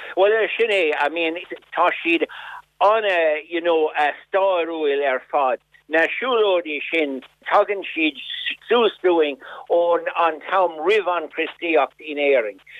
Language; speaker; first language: Irish; non-native, local second language; English